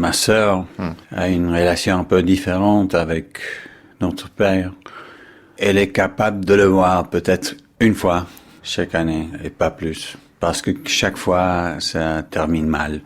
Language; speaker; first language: French; non-native, fluent; English